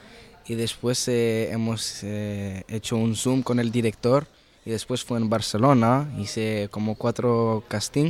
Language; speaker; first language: Spanish; early bilingual, heritage; Arabic